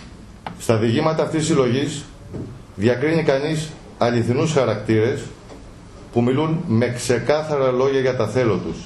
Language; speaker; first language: Greek; native; Greek